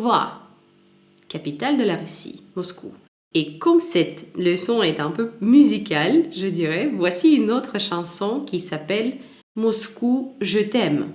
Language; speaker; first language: French; non-native, fluent; Russian